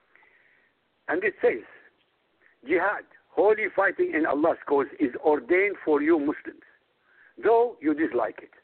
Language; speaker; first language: English; non-native, fluent; Arabic